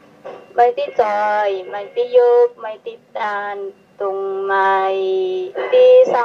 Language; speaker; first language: Cantonese; non-native, learner; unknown